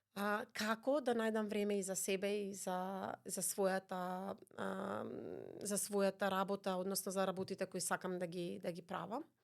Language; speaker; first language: Macedonian; native; Macedonian